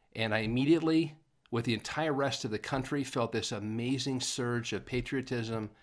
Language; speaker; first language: English; native; English